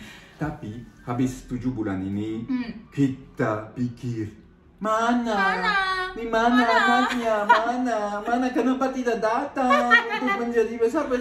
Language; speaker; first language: Indonesian; non-native, fluent; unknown